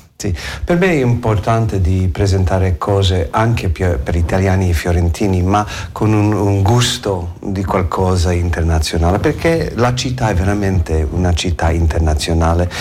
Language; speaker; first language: Italian; non-native, learner; English